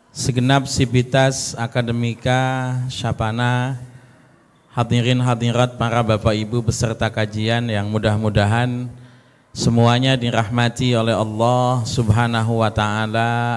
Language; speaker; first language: Indonesian; native; Indonesian